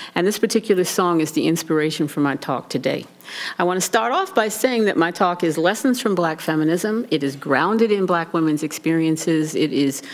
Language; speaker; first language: English; native; English